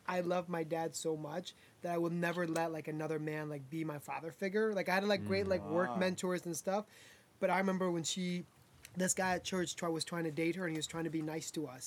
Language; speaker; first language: English; early bilingual, other home language; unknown